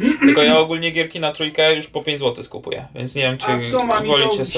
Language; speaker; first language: Polish; native; Polish